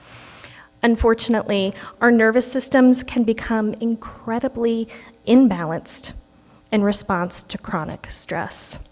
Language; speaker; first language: English; native; English